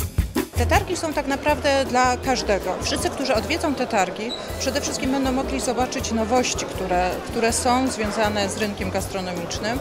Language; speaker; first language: Polish; native; Polish